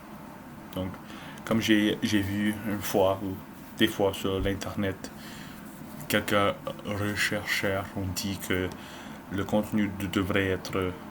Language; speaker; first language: French; non-native, learner; English